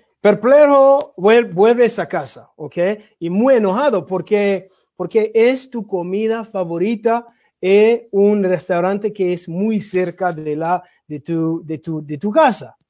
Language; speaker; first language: Spanish; non-native, learner; English